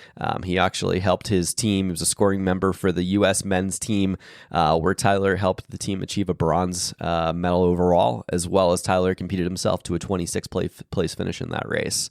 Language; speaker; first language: English; native; English